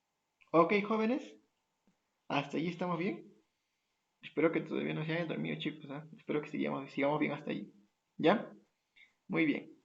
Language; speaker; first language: Spanish; native; Spanish